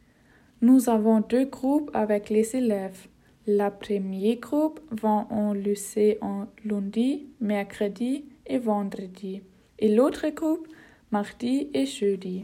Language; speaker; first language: French; non-native, learner; German